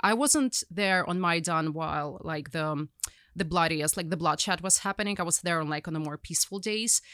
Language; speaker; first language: English; non-native, fluent; Ukrainian